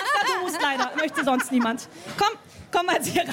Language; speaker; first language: German; native; German